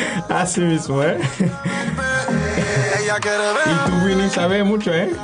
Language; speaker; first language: Spanish; non-native, learner; Haitian Creole